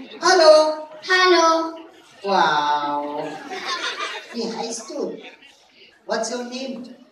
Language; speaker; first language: English; non-native, learner; German